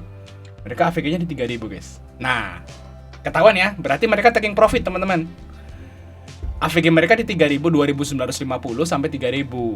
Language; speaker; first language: Indonesian; native; Indonesian